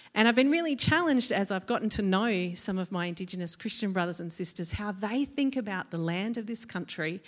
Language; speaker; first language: English; native; English